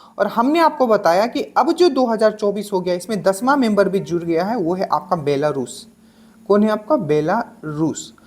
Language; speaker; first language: Hindi; native; Hindi